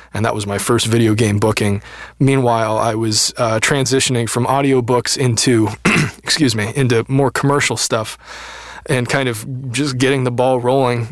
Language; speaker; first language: English; native; English